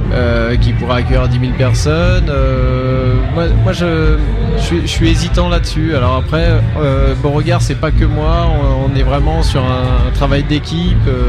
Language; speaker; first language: French; native; French